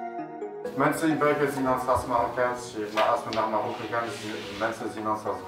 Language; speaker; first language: Dutch; early bilingual, other home language; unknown